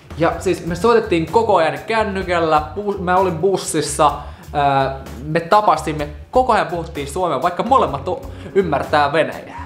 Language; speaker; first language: Finnish; non-native, fluent; Russian